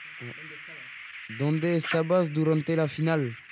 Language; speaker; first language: Spanish; non-native, learner; French